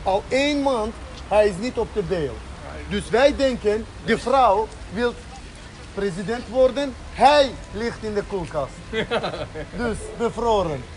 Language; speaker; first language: Dutch; non-native, fluent; Azerbaijani